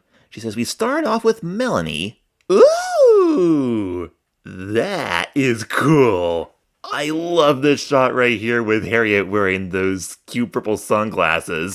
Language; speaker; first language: English; native; English